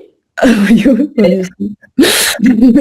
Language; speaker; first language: French; non-native, learner; Russian